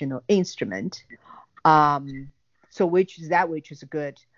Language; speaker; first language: English; non-native, learner; Chinese